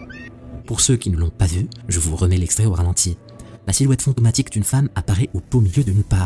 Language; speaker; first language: French; native; French